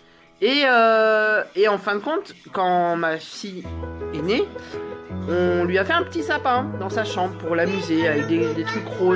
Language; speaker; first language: French; native; French